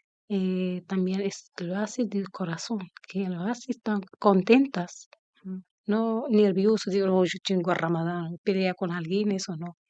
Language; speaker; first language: Spanish; non-native, learner; Arabic